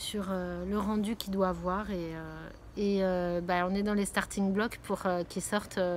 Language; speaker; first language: French; native; French